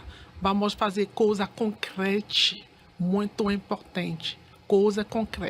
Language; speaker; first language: Portuguese; non-native, learner; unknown